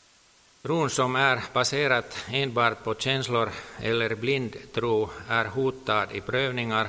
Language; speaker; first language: Swedish; non-native, local second language; Finnish